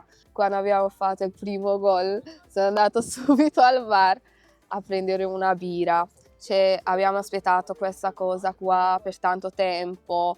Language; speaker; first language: Italian; non-native, fluent; Kabuverdianu